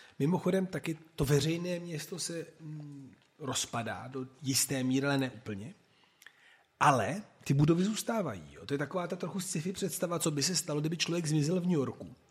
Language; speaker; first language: Czech; non-native, fluent; Italian